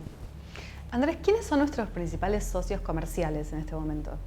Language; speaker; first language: Spanish; native; Spanish